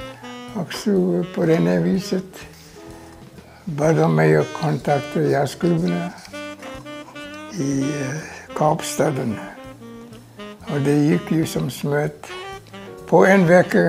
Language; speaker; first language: Swedish; non-native, fluent; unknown